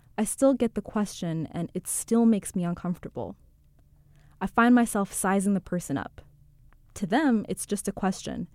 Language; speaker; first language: English; early bilingual, other home language; Rundi